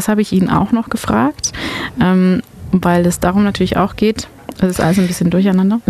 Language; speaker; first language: German; non-native, fluent; Dutch